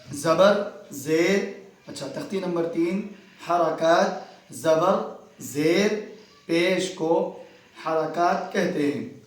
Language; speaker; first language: Urdu; native; Urdu